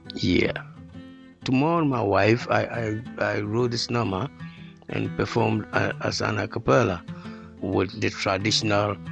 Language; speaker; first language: English; non-native, local second language; Akan